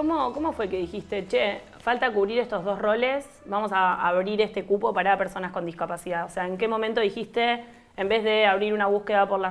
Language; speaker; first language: Spanish; native; Spanish